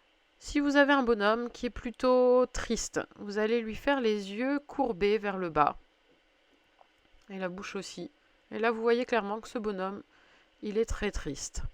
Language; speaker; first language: French; native; French